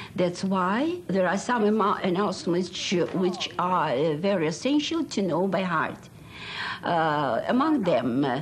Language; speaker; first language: English; non-native, fluent; Russian